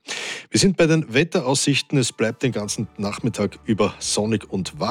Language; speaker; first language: German; native; German